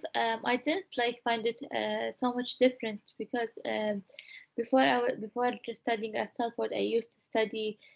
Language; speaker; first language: English; non-native, fluent; Arabic